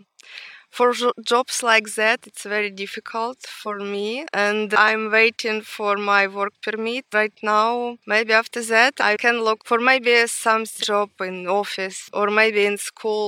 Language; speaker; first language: English; non-native, fluent; Ukrainian